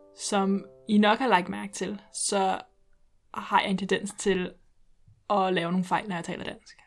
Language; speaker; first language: Danish; early bilingual, heritage; Danish